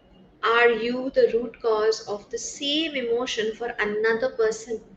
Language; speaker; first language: English; non-native, local second language; Hindi